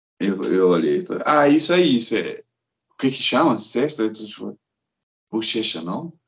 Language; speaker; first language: Portuguese; non-native, fluent; English